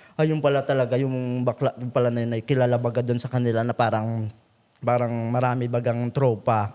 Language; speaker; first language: Filipino; native; Filipino